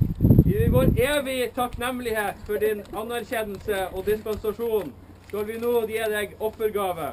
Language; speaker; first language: Norwegian; native; Norwegian